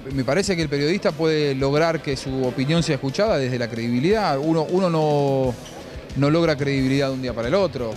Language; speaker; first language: Spanish; native; Spanish